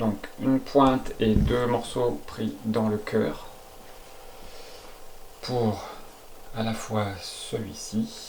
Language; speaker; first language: French; native; French